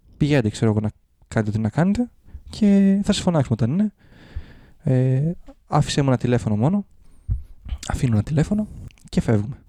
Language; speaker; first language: Greek; native; Greek